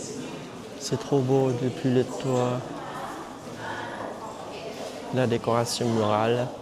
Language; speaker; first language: French; non-native, fluent; Vietnamese